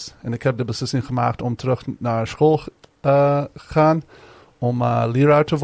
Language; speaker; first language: Dutch; non-native, learner; English